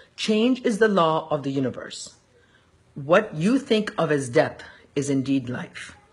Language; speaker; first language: English; early bilingual, other home language; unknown